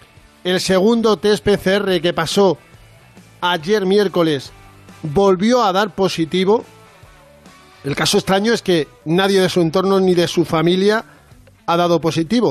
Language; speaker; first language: Spanish; native; Spanish